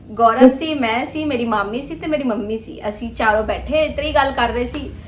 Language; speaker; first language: Punjabi; early bilingual, heritage; Punjabi